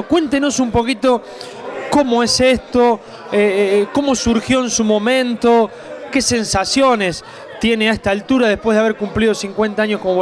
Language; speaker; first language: Spanish; native; Spanish